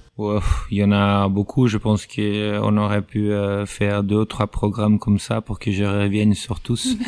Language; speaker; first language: French; non-native, fluent; Portuguese